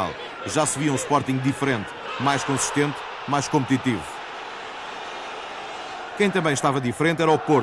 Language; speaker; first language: Portuguese; native; Portuguese